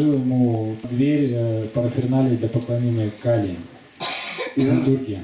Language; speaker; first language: Russian; native; Russian